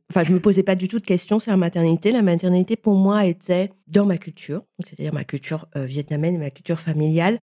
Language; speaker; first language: French; early bilingual, other home language; Vietnamese